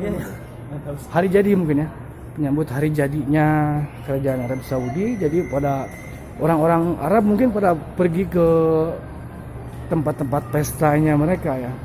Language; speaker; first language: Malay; non-native, local second language; Sundanese